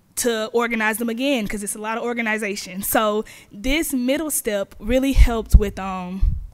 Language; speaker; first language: English; native; English